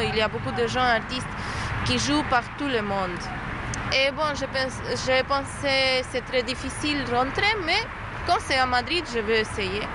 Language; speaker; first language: French; non-native, learner; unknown